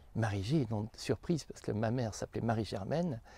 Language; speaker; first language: French; native; French